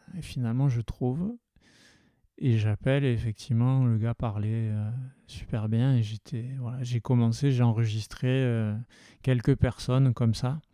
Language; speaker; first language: French; early bilingual, heritage; French